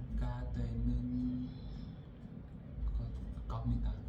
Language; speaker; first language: Korean; non-native, learner; Vietnamese